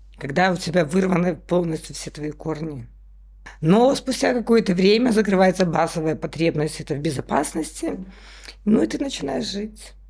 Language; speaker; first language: Russian; native; Russian